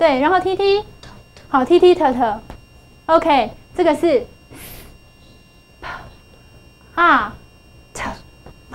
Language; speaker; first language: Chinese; native; Chinese